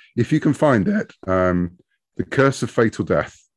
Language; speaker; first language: English; native; English